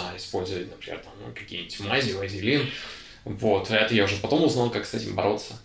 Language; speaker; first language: Russian; native; Russian